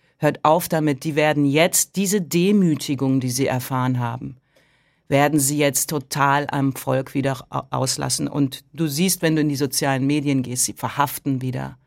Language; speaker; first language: German; early bilingual, heritage; Persian